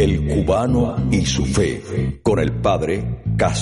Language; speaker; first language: Spanish; native; Spanish